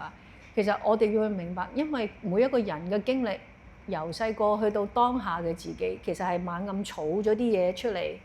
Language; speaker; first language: Cantonese; native; Cantonese